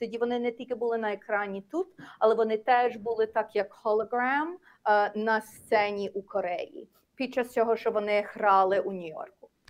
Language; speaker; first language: Ukrainian; early bilingual, heritage; Ukrainian